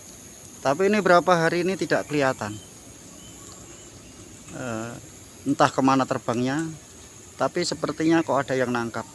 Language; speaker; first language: Indonesian; non-native, local second language; Javanese